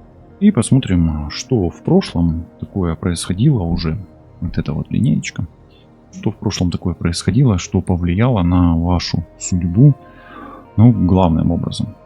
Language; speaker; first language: Russian; non-native, local second language; Ukrainian